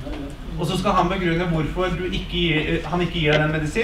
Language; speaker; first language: Norwegian; native; Norwegian